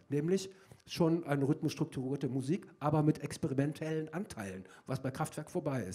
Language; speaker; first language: German; native; German